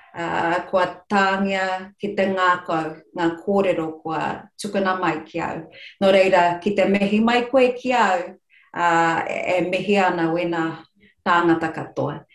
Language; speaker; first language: Māori; non-native, local second language; English